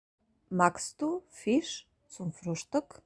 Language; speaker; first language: German; non-native, fluent; Serbian